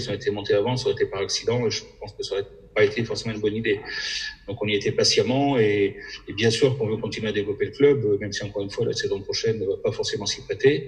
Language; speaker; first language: French; native; French